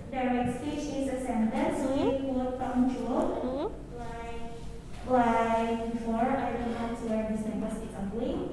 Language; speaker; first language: English; non-native, learner; Indonesian